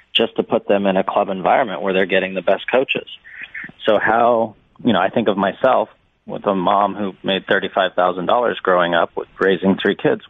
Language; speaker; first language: English; native; English